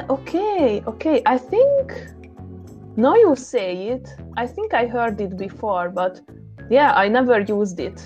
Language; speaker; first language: English; non-native, fluent; Hungarian